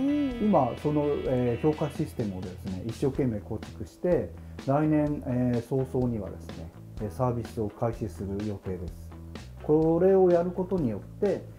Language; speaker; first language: Japanese; native; Japanese